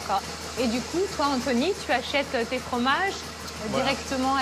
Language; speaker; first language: French; native; French